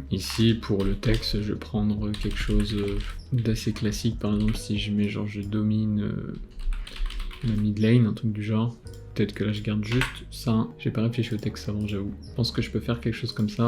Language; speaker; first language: French; native; French